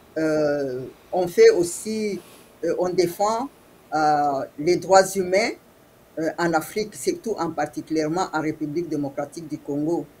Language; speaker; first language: French; non-native, local second language; Swahili